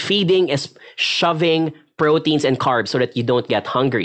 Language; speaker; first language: English; non-native, local second language; Filipino